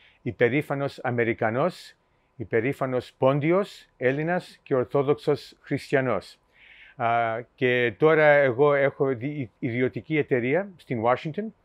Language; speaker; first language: Greek; early bilingual, heritage; Greek